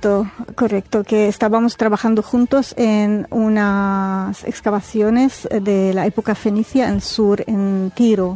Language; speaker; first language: Spanish; non-native, fluent; Arabic